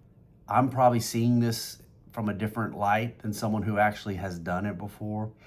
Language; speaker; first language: English; native; English